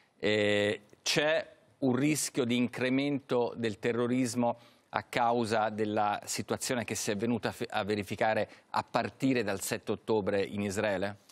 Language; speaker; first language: Italian; native; Italian